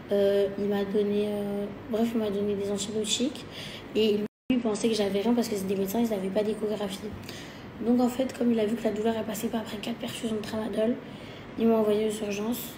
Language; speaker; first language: French; native; French